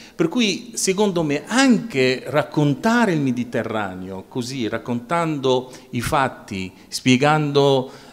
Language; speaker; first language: Italian; non-native, fluent; Arabic